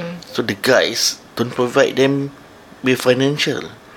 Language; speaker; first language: English; non-native, local second language; Malay